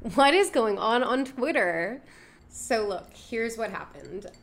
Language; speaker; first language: English; native; English